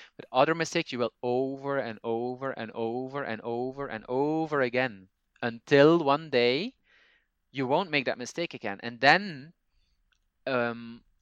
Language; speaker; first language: English; non-native, fluent; Dutch